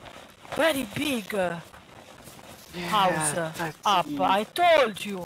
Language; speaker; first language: English; non-native, learner; Hungarian